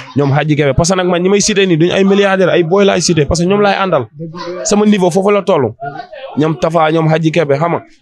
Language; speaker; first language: Wolof; non-native, local second language; Fula